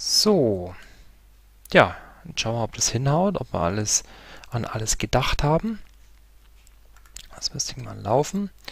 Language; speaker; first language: German; native; German